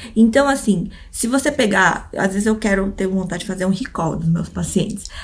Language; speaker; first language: Portuguese; early bilingual, other home language; Korean